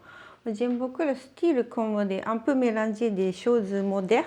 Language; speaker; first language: French; non-native, learner; Japanese